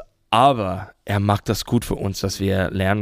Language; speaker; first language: German; non-native, fluent; English